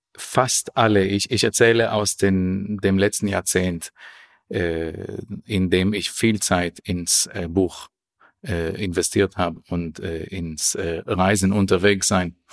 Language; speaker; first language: German; non-native, fluent; Hebrew